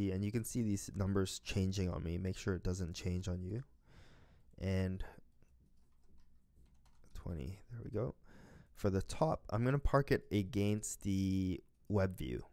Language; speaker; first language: English; native; English